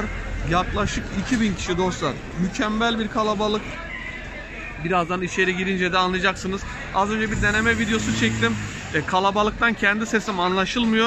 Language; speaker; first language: Turkish; native; Turkish